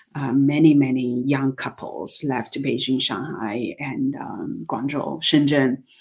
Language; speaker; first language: English; non-native, fluent; Chinese